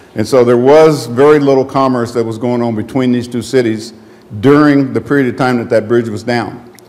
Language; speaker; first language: English; native; English